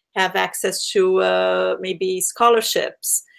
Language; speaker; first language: English; non-native, fluent; Portuguese